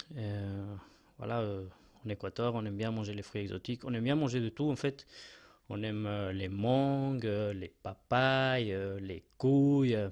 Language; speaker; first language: French; non-native, fluent; Spanish